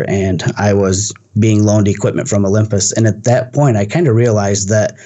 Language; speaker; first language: English; native; English